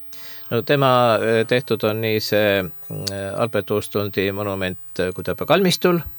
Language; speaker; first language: Estonian; native; Estonian